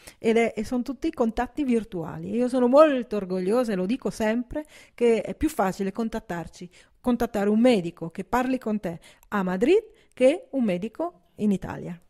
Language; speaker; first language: Italian; native; Italian